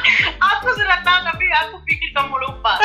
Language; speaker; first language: Indonesian; early bilingual, heritage; German